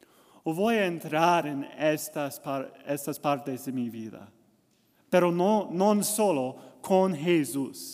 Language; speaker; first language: Spanish; non-native, learner; English